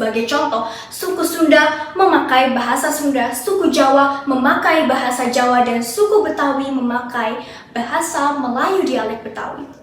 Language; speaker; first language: Indonesian; native; Indonesian